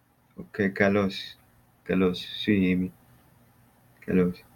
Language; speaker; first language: Greek; non-native, learner; English